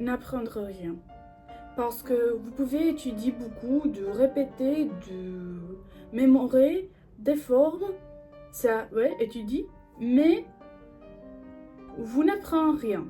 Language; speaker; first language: French; non-native, learner; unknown